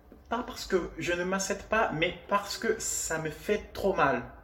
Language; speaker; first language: French; non-native, fluent; Spanish